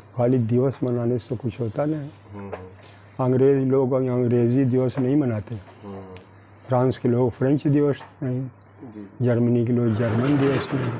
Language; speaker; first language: Hindi; native; Hindi